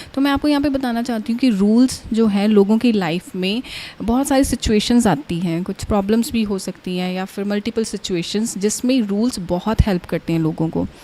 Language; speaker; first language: Hindi; non-native, local second language; Punjabi